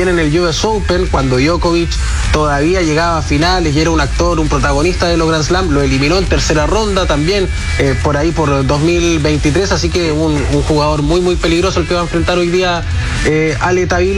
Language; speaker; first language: Spanish; native; Spanish